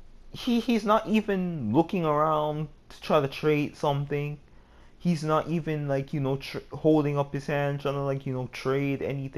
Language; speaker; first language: English; native; English